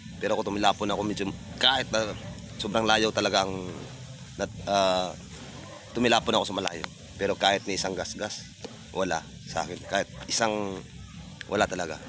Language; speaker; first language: Filipino; non-native, local second language; Cebuano